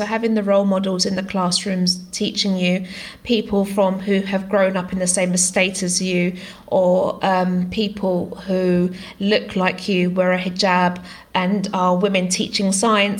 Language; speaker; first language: English; non-native, local second language; Greek